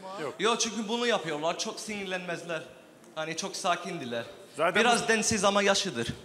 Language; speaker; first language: Turkish; early bilingual, heritage; English